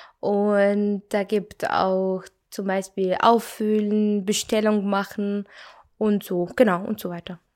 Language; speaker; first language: German; non-native, learner; Arabic